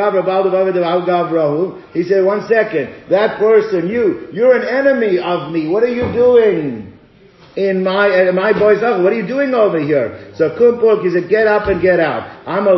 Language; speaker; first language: English; native; English